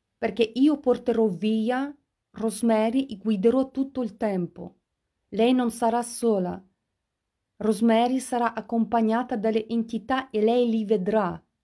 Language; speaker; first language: Italian; non-native, fluent; Russian